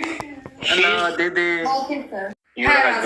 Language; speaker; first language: English; non-native, learner; Amharic